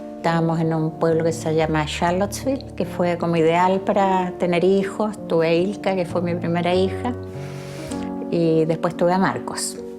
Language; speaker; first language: Spanish; native; Spanish